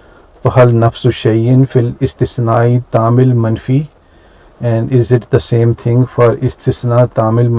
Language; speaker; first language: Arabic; non-native, fluent; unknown